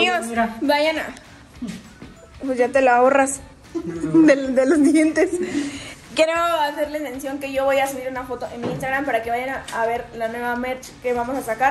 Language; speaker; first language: Spanish; native; Spanish